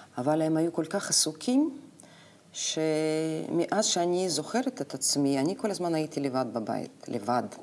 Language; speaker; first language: Hebrew; non-native, fluent; Russian